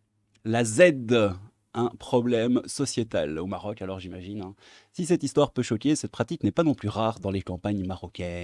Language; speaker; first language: French; native; French